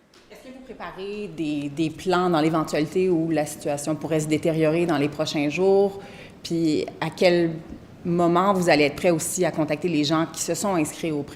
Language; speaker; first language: French; native; French